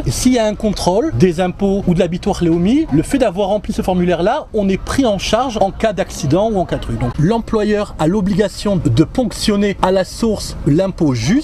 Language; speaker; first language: French; native; French